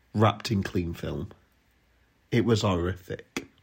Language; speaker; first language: English; native; English